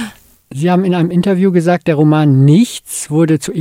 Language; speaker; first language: German; native; German